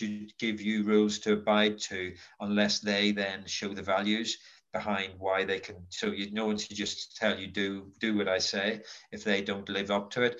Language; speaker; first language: English; native; English